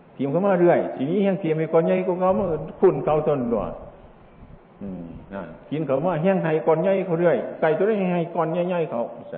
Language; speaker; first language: Thai; non-native, local second language; Northeastern Thai